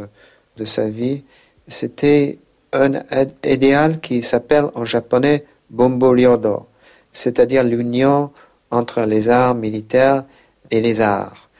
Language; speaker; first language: French; non-native, fluent; English